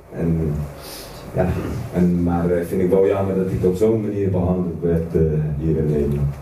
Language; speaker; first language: Dutch; non-native, fluent; Kurdish